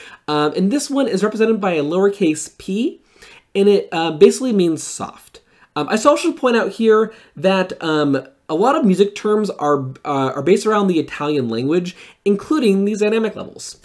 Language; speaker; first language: English; native; English